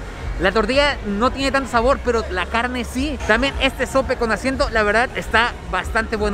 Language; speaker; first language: Spanish; native; Spanish